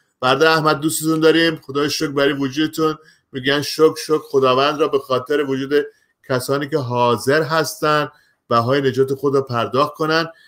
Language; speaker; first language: Persian; native; Persian